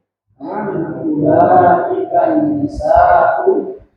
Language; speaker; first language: Arabic; non-native, learner; Indonesian